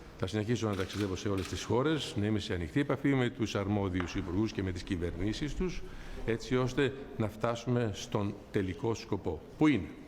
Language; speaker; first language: Greek; native; Greek